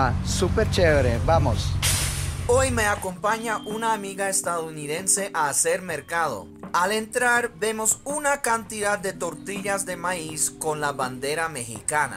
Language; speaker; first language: Spanish; non-native, fluent; Russian